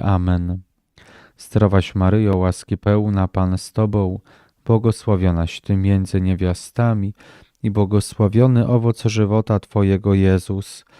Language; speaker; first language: Polish; native; Polish